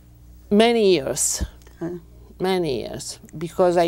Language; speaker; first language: English; non-native, learner; Italian